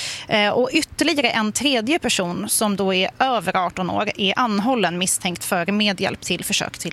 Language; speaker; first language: Swedish; native; Swedish